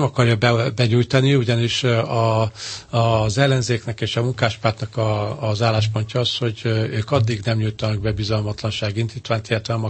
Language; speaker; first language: Hungarian; native; Hungarian